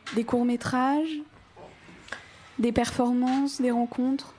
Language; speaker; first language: French; native; French